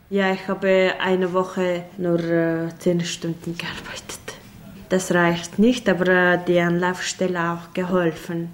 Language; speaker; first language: German; non-native, learner; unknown